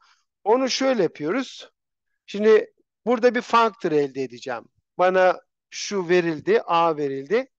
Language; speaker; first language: Turkish; native; Turkish